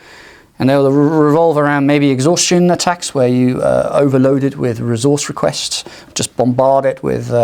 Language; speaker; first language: English; native; English